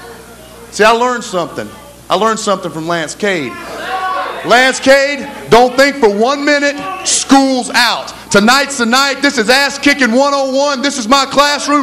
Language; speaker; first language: English; native; English